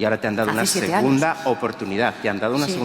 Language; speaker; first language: Spanish; native; Spanish